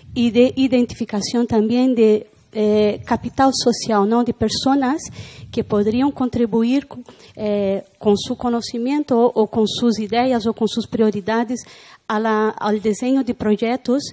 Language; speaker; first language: Spanish; non-native, learner; Portuguese